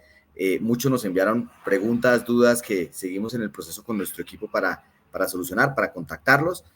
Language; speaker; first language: Spanish; native; Spanish